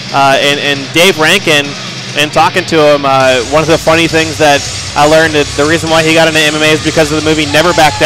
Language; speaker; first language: English; native; English